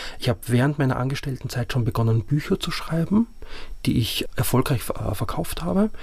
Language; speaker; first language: German; native; German